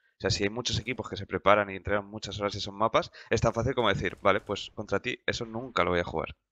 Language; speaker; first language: Spanish; native; Spanish